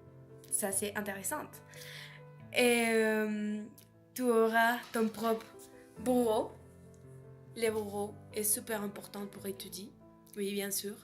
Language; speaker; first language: French; non-native, learner; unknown